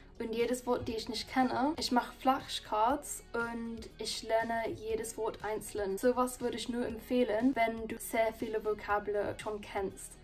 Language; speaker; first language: German; non-native, fluent; English